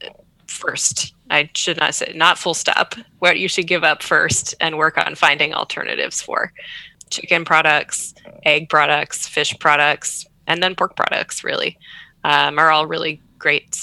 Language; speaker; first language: English; native; English